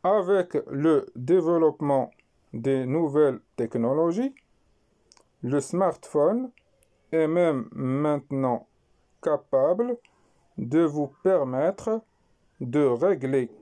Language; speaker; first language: French; non-native, local second language; Arabic